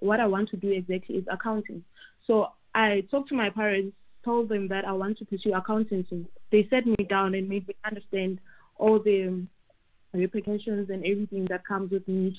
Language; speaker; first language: English; non-native, local second language; Tswana